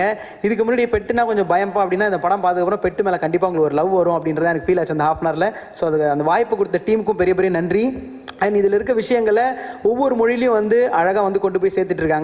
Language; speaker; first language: Tamil; native; Tamil